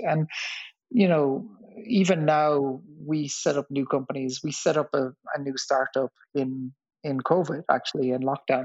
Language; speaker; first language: English; native; English